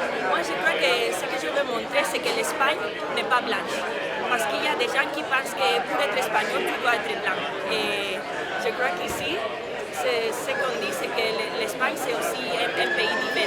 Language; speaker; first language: French; non-native, fluent; Spanish